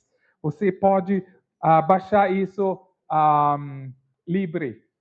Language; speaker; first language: Portuguese; non-native, learner; English